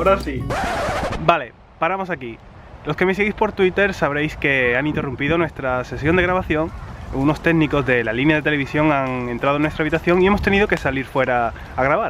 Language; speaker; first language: Spanish; native; Spanish